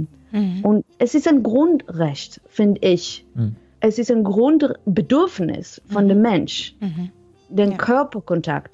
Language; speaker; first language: German; non-native, fluent; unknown